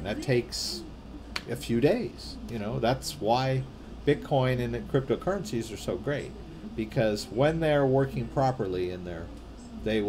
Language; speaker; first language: English; native; English